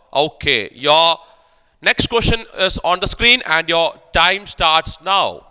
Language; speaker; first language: English; non-native, local second language; Malayalam